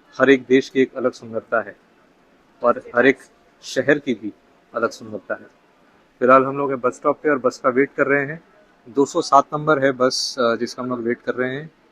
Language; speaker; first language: Hindi; non-native, local second language; Bangla